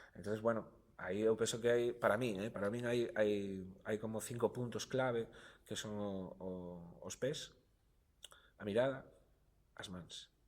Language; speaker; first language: Galician; native; Galician